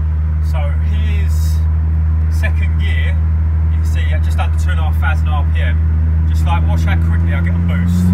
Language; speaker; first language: English; native; English